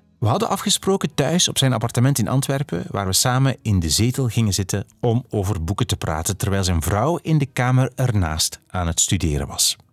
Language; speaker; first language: Dutch; native; Dutch